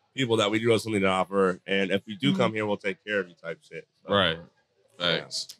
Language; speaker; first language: English; native; English